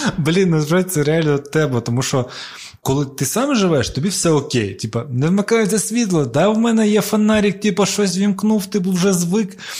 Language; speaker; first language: Ukrainian; non-native, local second language; Russian